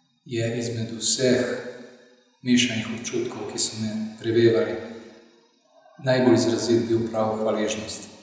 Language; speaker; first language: Slovenian; early bilingual, other home language; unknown